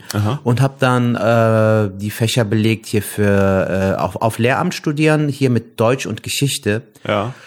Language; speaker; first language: German; native; German